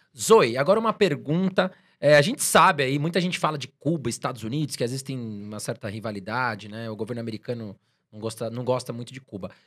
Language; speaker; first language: Portuguese; native; Portuguese